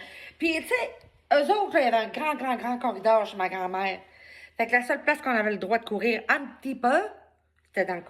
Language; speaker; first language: French; native; French